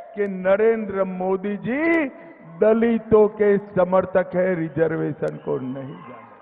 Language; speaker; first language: Hindi; non-native, local second language; Gujarati